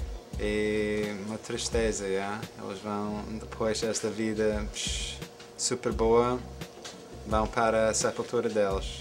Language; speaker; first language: Portuguese; non-native, fluent; English